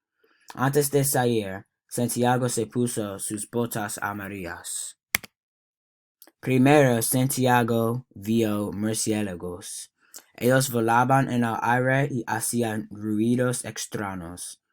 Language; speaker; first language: Spanish; non-native, learner; English